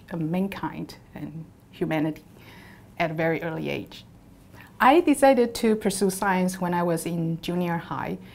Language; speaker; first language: English; non-native, fluent; Chinese